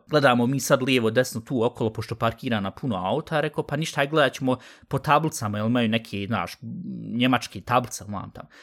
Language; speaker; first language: Bosnian; early bilingual, heritage; Bosnian